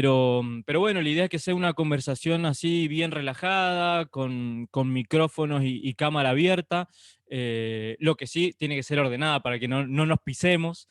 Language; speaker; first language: Spanish; native; Spanish